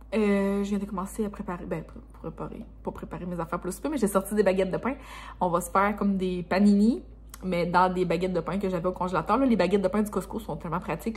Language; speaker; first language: French; native; French